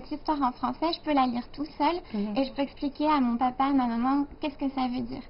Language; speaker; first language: French; native; French